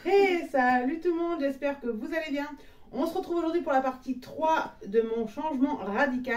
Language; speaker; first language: French; native; French